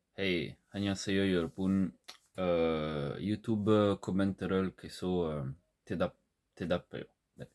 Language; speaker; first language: Korean; non-native, learner; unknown